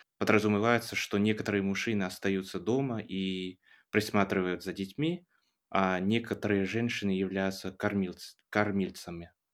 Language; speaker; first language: Russian; non-native, fluent; English